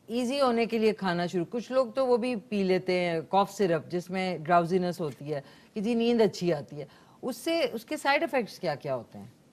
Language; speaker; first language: Urdu; non-native, local second language; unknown